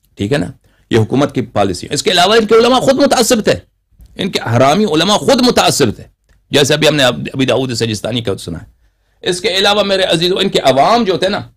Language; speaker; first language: Urdu; non-native, local second language; Persian